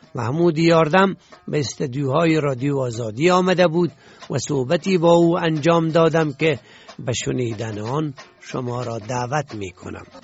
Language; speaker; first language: Persian; native; Persian